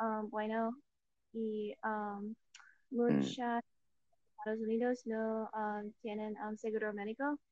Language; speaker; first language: Spanish; non-native, learner; English